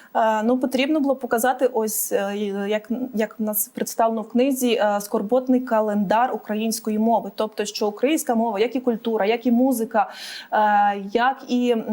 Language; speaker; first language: Ukrainian; native; Ukrainian